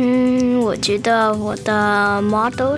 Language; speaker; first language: Chinese; early bilingual, other home language; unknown